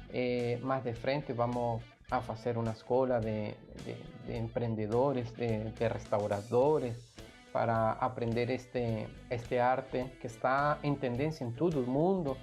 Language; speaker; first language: Portuguese; non-native, learner; Spanish